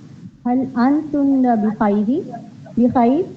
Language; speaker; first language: Arabic; non-native, learner; Urdu